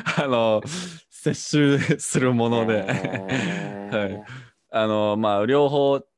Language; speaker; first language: Japanese; non-native, fluent; English